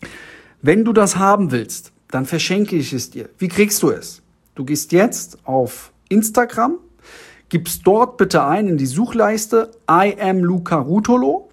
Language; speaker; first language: German; native; German